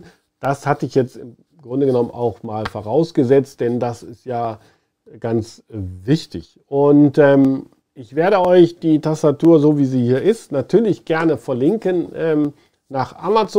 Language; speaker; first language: German; native; German